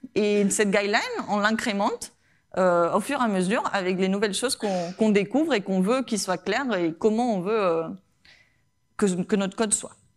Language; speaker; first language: French; non-native, fluent; Spanish